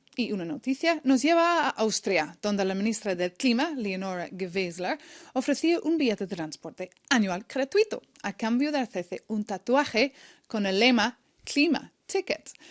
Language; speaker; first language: Spanish; non-native, fluent; English